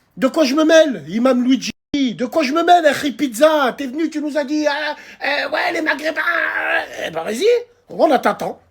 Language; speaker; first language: French; early bilingual, other home language; Arabic